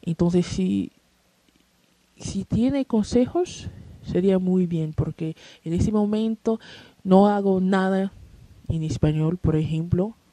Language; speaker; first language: Spanish; non-native, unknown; English